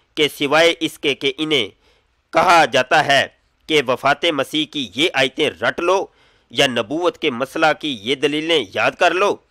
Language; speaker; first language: Urdu; non-native, local second language; Punjabi